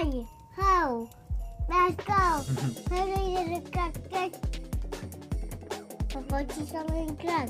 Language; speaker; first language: Italian; early bilingual, heritage; Italian